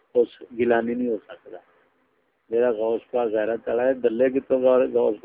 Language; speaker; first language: Urdu; non-native, local second language; Punjabi